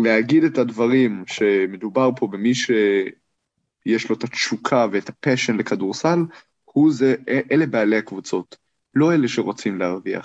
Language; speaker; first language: Hebrew; native; Hebrew